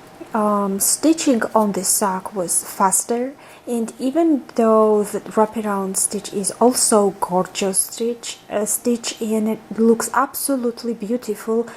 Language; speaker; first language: English; non-native, fluent; Georgian